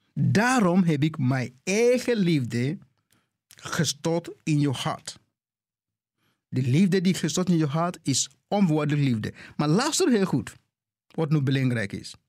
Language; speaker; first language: Dutch; non-native, fluent; English